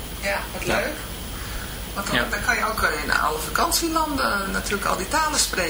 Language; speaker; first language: Dutch; native; Dutch